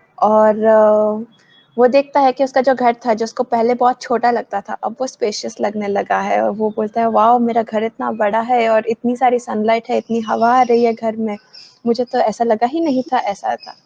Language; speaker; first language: Hindi; native; Hindi